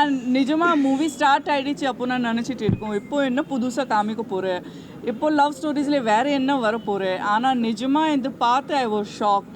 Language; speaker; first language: Tamil; non-native, fluent; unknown